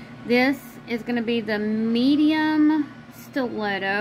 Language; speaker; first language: English; native; English